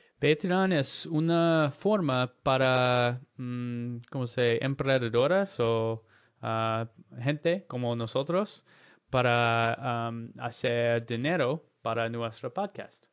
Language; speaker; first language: Spanish; non-native, learner; English